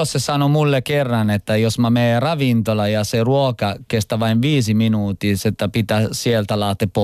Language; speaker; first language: Finnish; non-native, local second language; Italian